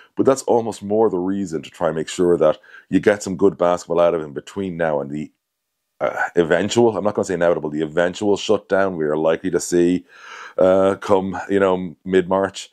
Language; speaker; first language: English; native; English